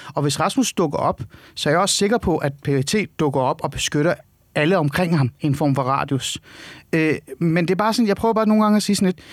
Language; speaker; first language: Danish; early bilingual, other home language; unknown